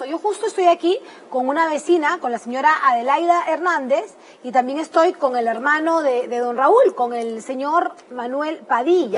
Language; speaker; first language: Spanish; native; Spanish